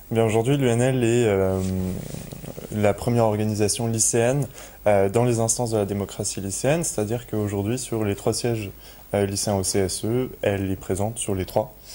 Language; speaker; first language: French; native; French